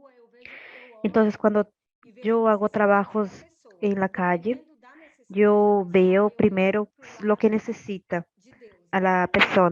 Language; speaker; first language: Spanish; non-native, learner; Portuguese